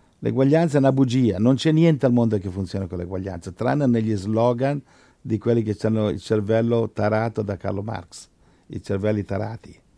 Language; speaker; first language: Italian; native; Italian